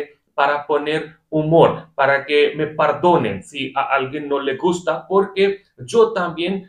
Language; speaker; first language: Spanish; non-native, fluent; Hindi